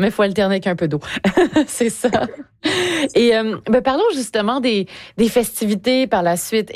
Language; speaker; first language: French; native; French